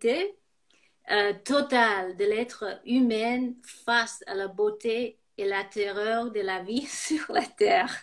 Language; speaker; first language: French; non-native, fluent; English